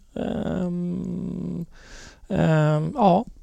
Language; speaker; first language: Swedish; native; Swedish